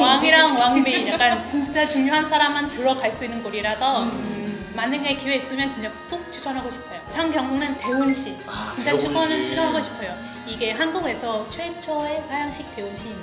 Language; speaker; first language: Korean; non-native, learner; Vietnamese